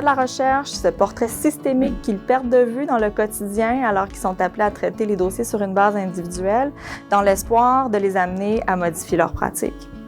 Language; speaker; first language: French; native; French